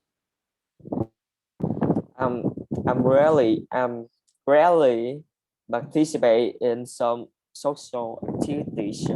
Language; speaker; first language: English; non-native, learner; Vietnamese